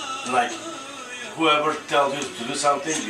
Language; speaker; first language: English; non-native, fluent; Kurdish